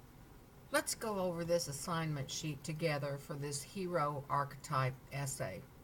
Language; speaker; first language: English; native; English